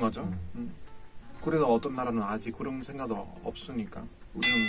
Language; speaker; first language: Korean; non-native, fluent; Spanish